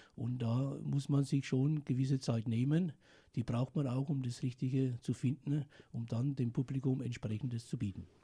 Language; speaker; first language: German; native; German